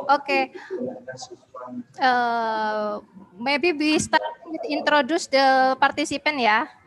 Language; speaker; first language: English; non-native, learner; Indonesian